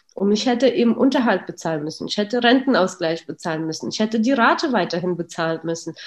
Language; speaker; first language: German; early bilingual, other home language; Russian